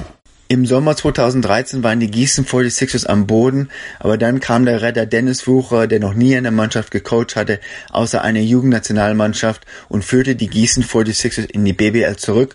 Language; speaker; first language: German; native; German